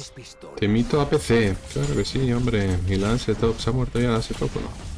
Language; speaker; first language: Spanish; native; Spanish